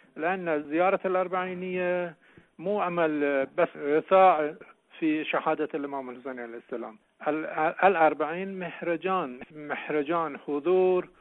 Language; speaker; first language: Arabic; non-native, local second language; Persian